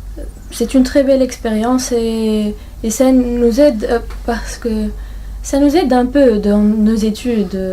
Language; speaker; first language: French; non-native, local second language; Arabic